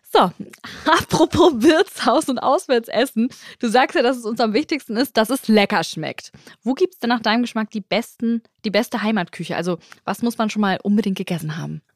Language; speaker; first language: German; non-native, fluent; Spanish